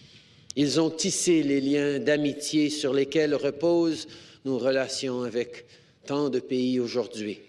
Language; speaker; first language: French; native; French